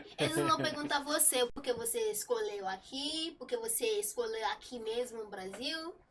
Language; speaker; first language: Portuguese; non-native, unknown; Yoruba